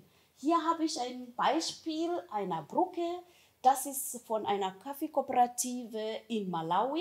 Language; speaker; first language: German; non-native, fluent; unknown